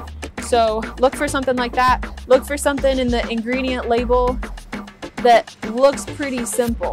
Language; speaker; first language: English; native; English